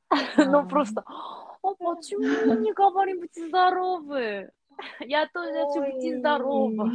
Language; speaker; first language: Russian; non-native, learner; Korean